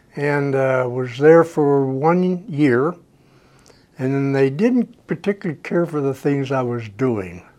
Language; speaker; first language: English; native; English